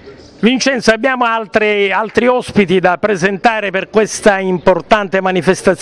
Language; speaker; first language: Italian; native; Italian